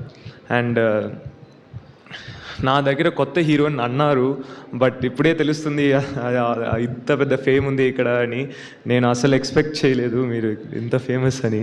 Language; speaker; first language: Telugu; non-native, learner; Tamil